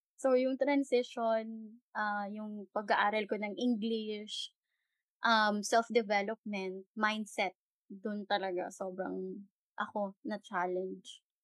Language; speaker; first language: Filipino; non-native, local second language; Hiligaynon